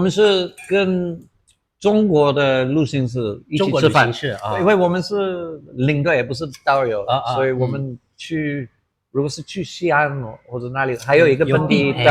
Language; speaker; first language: Chinese; non-native, fluent; English